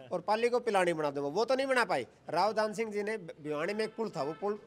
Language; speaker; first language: Hindi; native; Hindi